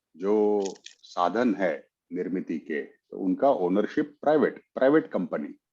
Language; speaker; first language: Hindi; non-native, local second language; Marathi